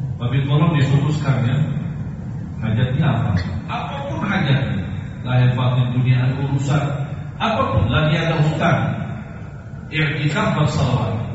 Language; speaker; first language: Indonesian; non-native, fluent; Arabic